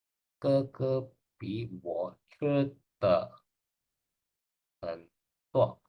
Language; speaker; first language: Chinese; non-native, learner; Indonesian